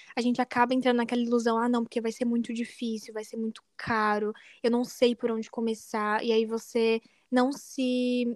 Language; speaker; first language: Portuguese; native; Portuguese